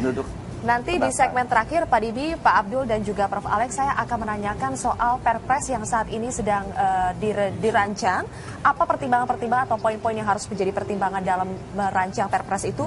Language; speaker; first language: Indonesian; native; Indonesian